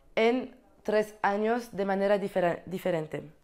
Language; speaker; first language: Spanish; non-native, learner; French